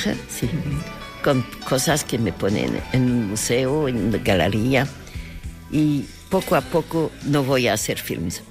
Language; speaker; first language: Spanish; non-native, learner; French